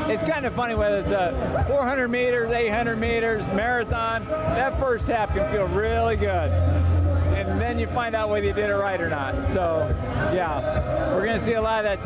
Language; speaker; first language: English; native; English